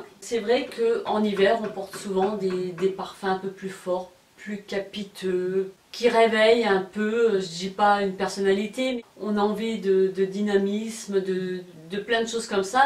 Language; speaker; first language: French; native; French